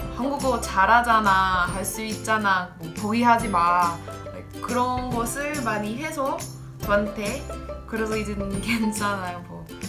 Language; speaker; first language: Korean; non-native, learner; English